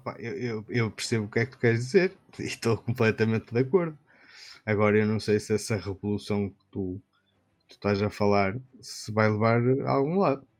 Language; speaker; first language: Portuguese; native; Portuguese